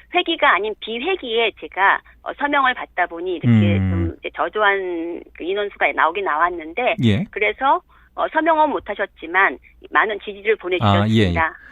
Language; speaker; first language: Korean; native; Korean